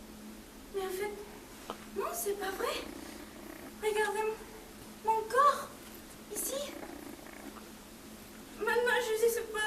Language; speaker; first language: French; non-native, learner; Spanish